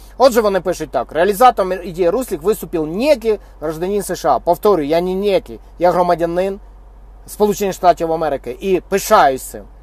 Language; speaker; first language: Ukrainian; native; Ukrainian